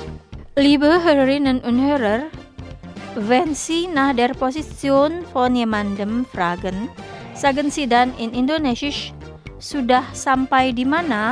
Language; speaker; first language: German; non-native, fluent; Indonesian